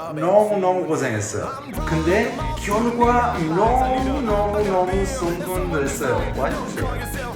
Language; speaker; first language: Korean; non-native, learner; Italian